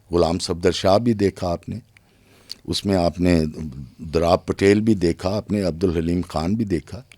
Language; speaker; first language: Urdu; non-native, local second language; Punjabi